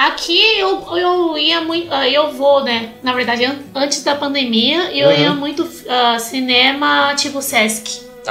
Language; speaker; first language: Portuguese; non-native, fluent; Chinese